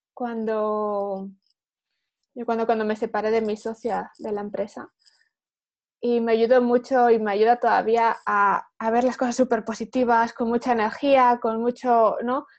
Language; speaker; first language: Spanish; native; Spanish